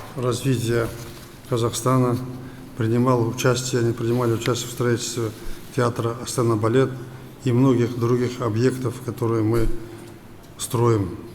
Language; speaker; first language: Russian; non-native, local second language; Kazakh